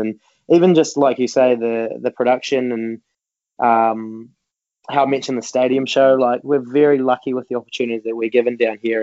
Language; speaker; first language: English; native; English